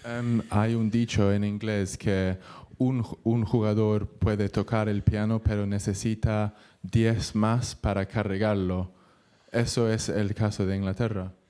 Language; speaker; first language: Spanish; non-native, learner; English